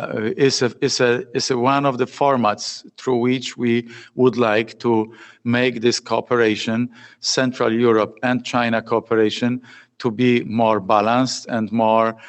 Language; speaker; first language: English; non-native, fluent; Polish